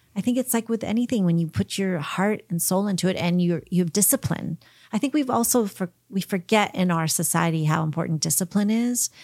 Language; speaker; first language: English; early bilingual, heritage; English